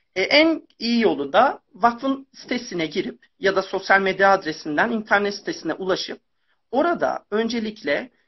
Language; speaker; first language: Turkish; native; Turkish